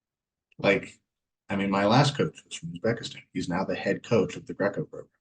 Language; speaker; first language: English; native; English